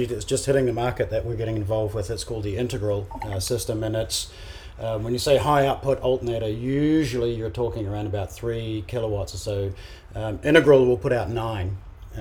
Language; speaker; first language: English; native; English